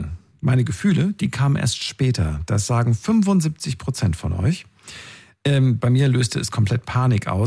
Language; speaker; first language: German; native; German